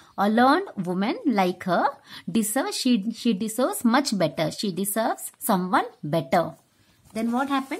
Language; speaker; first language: English; non-native, local second language; Tamil